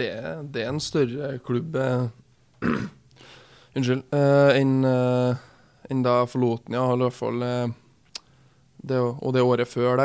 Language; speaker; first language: Norwegian; native; Norwegian